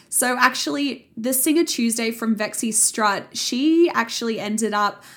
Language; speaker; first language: English; native; English